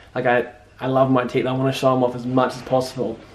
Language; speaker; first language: English; native; English